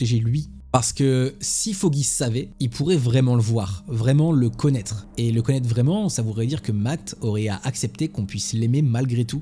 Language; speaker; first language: French; native; French